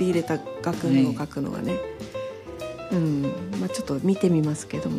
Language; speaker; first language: Japanese; native; Japanese